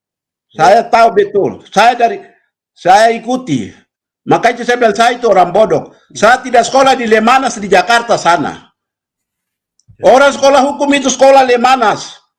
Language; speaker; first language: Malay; non-native, local second language; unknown